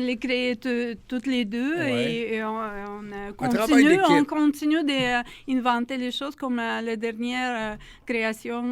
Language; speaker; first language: French; non-native, fluent; Russian